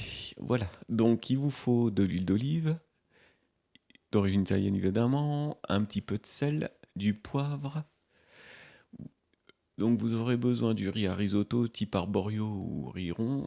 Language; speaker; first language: French; native; French